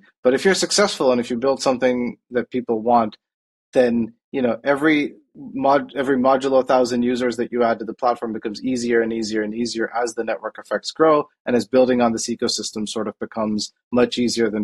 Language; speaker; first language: English; non-native, local second language; Tamil